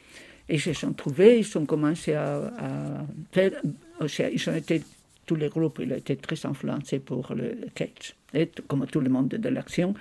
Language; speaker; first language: French; non-native, fluent; Spanish